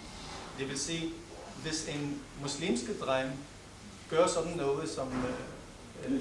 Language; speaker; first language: Danish; non-native, local second language; Arabic